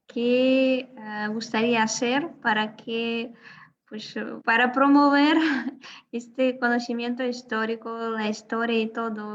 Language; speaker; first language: Spanish; non-native, fluent; Russian